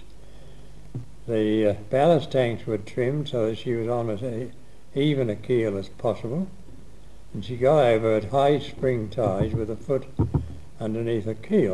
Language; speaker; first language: English; native; English